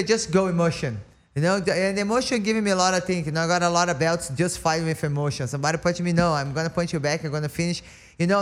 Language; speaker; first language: English; non-native, learner; Portuguese